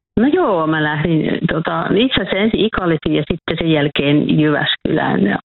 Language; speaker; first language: Finnish; native; Finnish